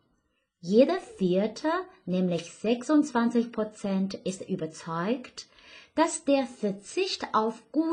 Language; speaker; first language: German; non-native, fluent; Chinese